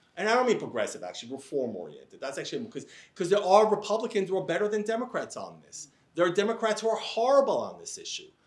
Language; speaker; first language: English; native; English